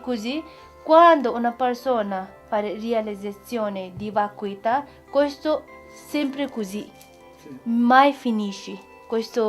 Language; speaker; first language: Italian; non-native, learner; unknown